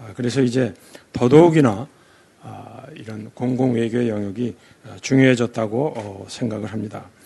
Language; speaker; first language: Korean; native; Korean